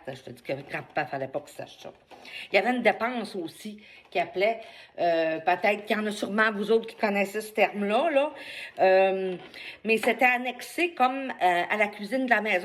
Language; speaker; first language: French; native; French